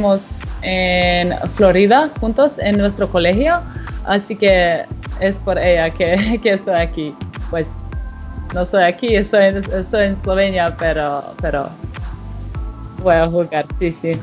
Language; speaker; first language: Spanish; non-native, learner; Slovenian